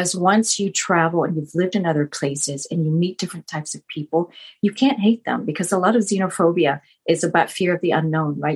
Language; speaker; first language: English; non-native, fluent; Vietnamese